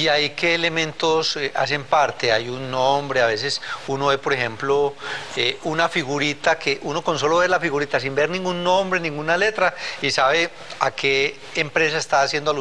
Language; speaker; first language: Spanish; native; Spanish